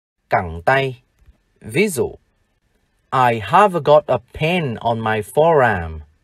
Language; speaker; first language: English; non-native, fluent; Vietnamese